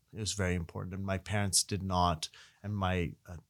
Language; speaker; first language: English; native; English